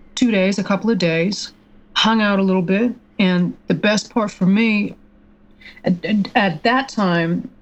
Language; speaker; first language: English; native; English